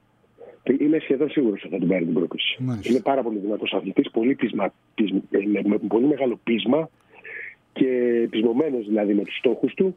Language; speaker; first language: Greek; native; Greek